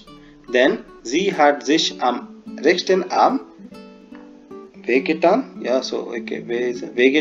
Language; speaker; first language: German; non-native, fluent; Hindi